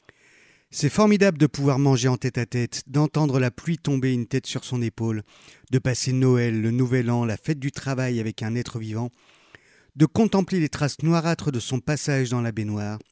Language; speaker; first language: French; native; French